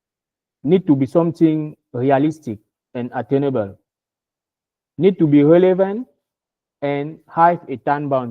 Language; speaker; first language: English; non-native, learner; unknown